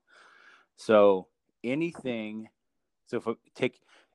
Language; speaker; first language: English; early bilingual, other home language; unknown